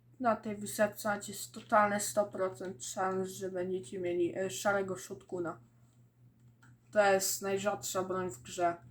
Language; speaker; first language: Polish; native; Polish